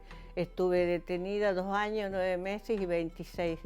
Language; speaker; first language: Spanish; native; Spanish